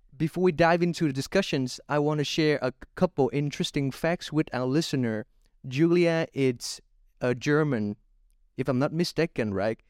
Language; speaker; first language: English; non-native, fluent; Vietnamese